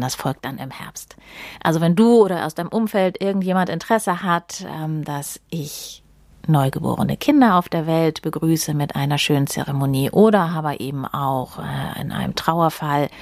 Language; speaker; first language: German; native; German